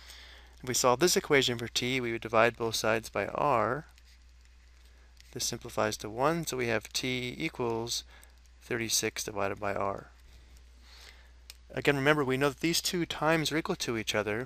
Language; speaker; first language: English; native; English